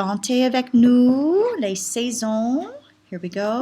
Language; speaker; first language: French; non-native, fluent; English